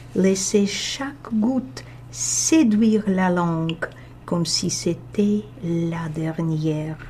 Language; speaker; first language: French; non-native, fluent; Russian